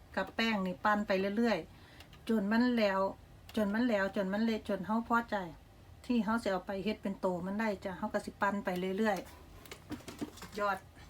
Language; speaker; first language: Thai; native; Thai